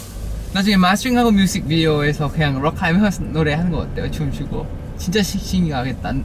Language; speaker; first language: Korean; non-native, fluent; Thai